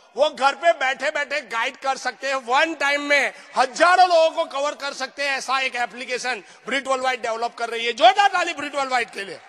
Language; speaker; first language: Hindi; non-native, local second language; Gujarati